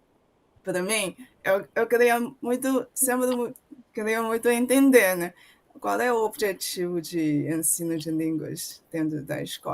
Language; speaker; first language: Portuguese; non-native, fluent; Chinese